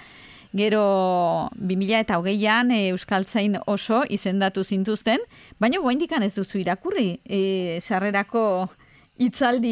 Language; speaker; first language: Basque; native; Basque